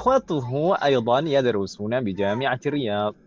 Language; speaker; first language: Arabic; non-native, fluent; Indonesian